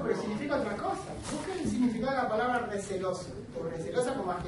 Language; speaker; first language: Spanish; native; Spanish